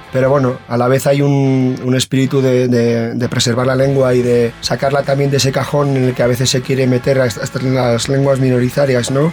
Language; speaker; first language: Spanish; non-native, local second language; Basque